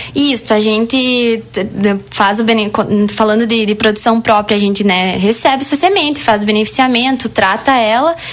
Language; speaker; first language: Portuguese; native; Portuguese